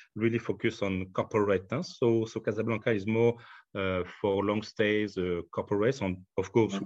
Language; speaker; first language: English; non-native, fluent; French